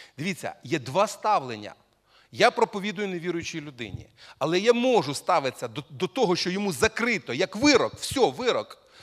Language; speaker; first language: Ukrainian; non-native, local second language; Russian